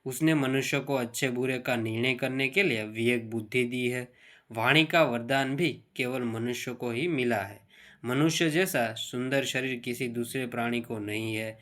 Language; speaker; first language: Hindi; non-native, local second language; Gujarati